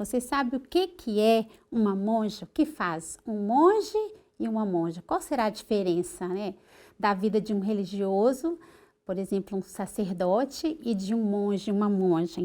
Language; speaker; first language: Portuguese; native; Portuguese